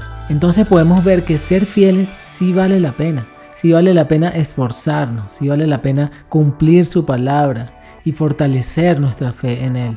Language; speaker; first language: Spanish; native; Spanish